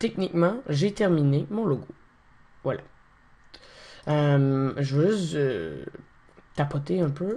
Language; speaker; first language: French; native; French